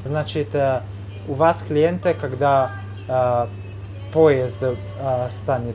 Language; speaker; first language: Russian; non-native, learner; Italian